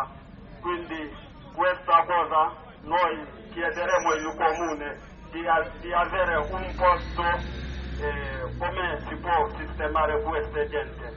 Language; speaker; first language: Italian; non-native, learner; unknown